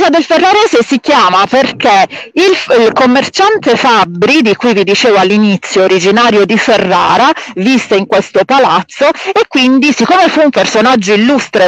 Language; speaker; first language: Italian; native; Italian